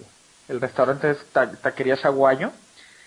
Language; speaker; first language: Spanish; native; Spanish